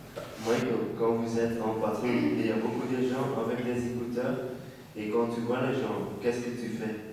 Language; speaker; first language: French; non-native, learner; Dutch